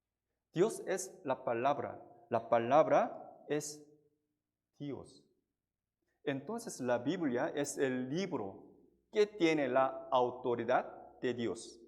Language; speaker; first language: Spanish; non-native, fluent; Korean